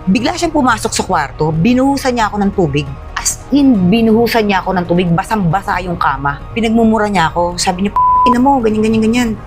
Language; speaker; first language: Filipino; native; Filipino